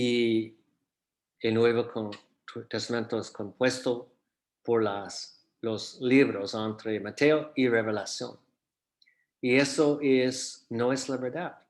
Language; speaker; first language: Spanish; non-native, fluent; English